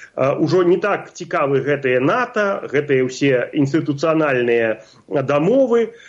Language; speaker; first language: Belarusian; non-native, local second language; Russian